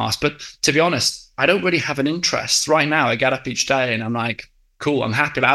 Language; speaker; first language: English; native; English